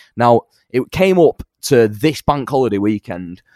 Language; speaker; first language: English; native; English